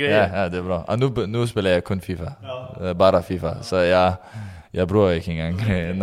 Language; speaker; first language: Swedish; non-native, learner; Danish